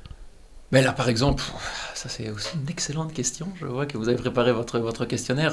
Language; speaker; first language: French; native; French